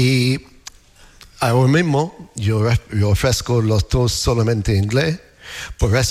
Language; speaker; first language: Spanish; non-native, learner; English